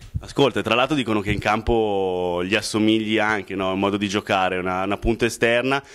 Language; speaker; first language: Italian; native; Italian